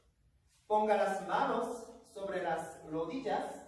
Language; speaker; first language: Spanish; non-native, learner; Korean